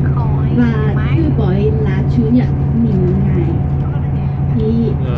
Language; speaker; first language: Vietnamese; non-native, learner; Korean